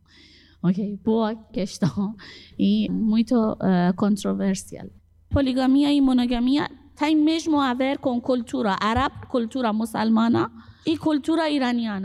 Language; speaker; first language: Portuguese; non-native, fluent; Persian